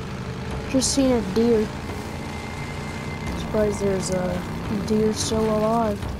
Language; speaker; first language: English; native; English